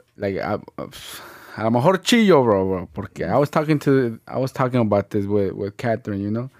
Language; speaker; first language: English; early bilingual, other home language; Spanish